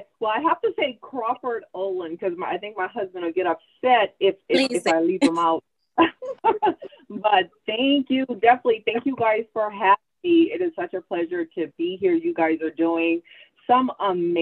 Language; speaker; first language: English; native; English